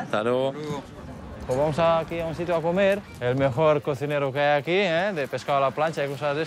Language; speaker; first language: Spanish; non-native, fluent; Romanian